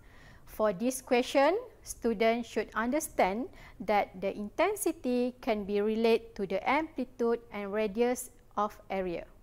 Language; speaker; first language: English; non-native, local second language; Malay